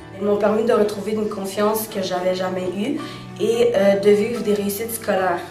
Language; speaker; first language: French; native; French